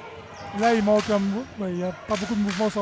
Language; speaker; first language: French; native; French